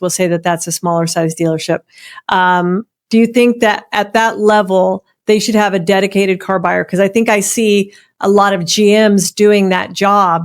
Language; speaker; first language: English; native; English